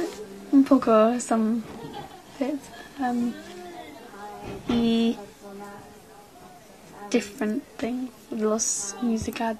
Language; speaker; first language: Spanish; non-native, learner; English